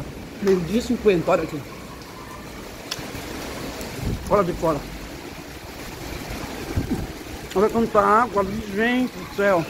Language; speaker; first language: Portuguese; native; Portuguese